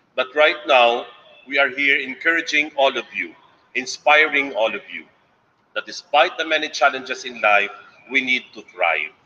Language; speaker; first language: English; non-native, local second language; Cebuano